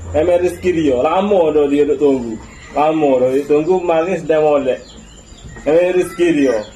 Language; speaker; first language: Malay; native; Malay